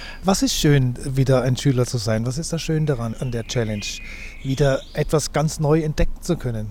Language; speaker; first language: German; native; German